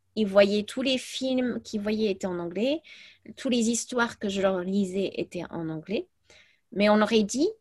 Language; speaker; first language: French; early bilingual, other home language; English